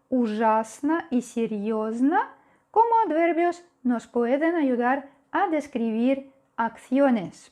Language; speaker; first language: Spanish; non-native, fluent; Russian